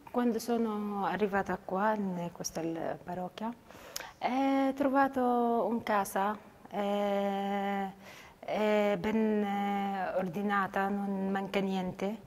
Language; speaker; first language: Italian; non-native, learner; Arabic